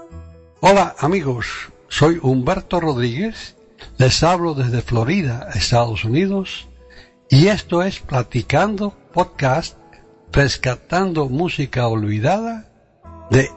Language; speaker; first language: Spanish; native; Spanish